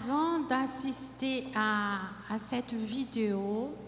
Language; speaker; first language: French; non-native, fluent; Portuguese